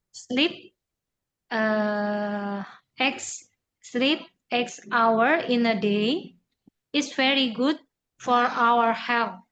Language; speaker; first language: English; non-native, learner; Indonesian